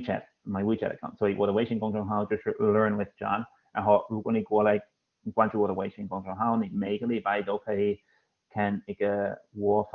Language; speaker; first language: Chinese; non-native, fluent; English